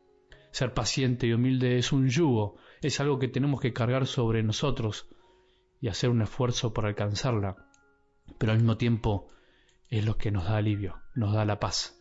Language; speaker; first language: Spanish; native; Spanish